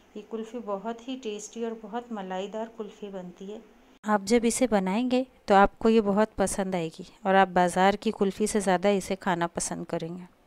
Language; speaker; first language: Hindi; native; Hindi